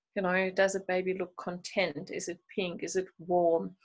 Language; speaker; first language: English; non-native, fluent; German